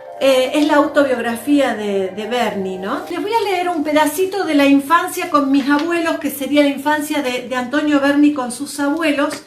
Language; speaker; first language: Spanish; native; Spanish